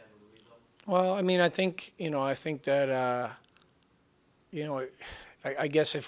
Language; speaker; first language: English; native; English